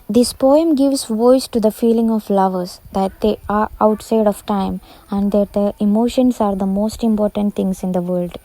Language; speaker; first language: English; non-native, local second language; Malayalam